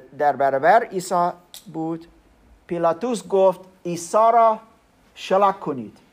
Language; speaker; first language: Persian; non-native, learner; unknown